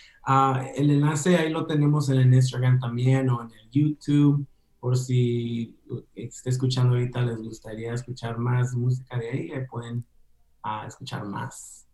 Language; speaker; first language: Spanish; early bilingual, heritage; Spanish